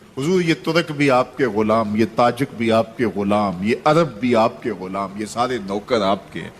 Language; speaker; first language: Urdu; non-native, local second language; Punjabi